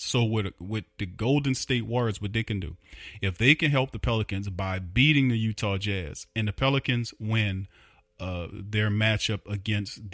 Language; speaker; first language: English; native; English